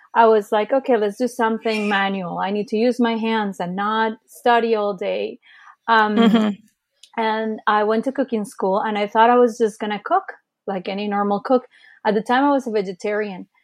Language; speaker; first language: English; early bilingual, other home language; Spanish